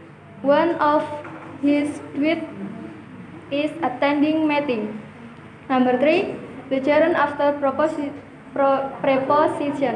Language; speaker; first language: English; non-native, learner; Indonesian